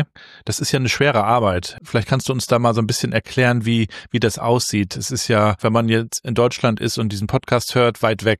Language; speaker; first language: German; native; German